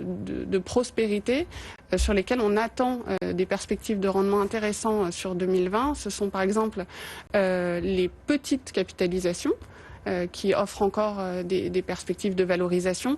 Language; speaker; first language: French; native; French